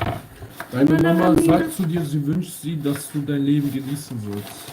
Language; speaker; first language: German; early bilingual, other home language; Kurdish